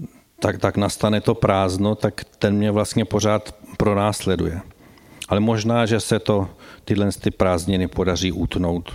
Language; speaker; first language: Czech; native; Czech